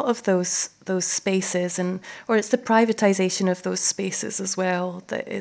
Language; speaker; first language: English; native; English